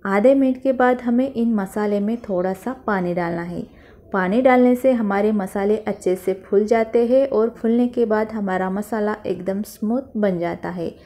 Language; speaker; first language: Hindi; non-native, local second language; Marathi